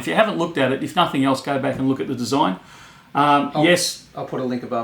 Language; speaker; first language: English; native; English